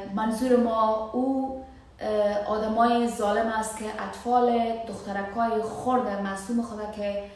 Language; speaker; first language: Persian; native; Persian